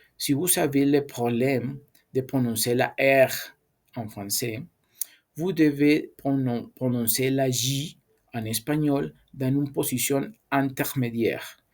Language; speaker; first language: French; non-native, learner; Spanish